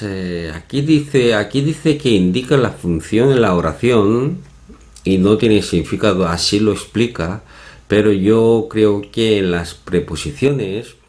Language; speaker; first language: Spanish; non-native, fluent; Korean